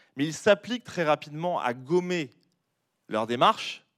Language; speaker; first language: French; native; French